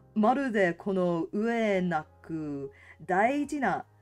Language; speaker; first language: Japanese; non-native, learner; English